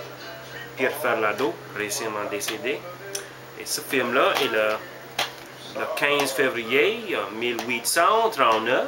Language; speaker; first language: French; non-native, learner; English